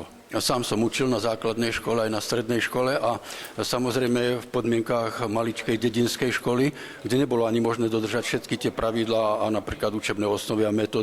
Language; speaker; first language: Slovak; native; Slovak